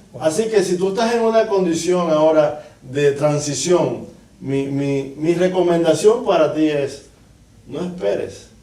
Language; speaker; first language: Spanish; native; Spanish